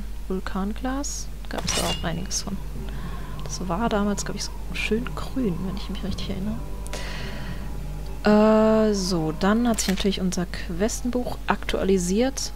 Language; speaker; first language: German; native; German